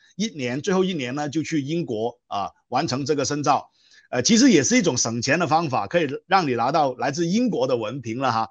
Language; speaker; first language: Chinese; non-native, local second language; Cantonese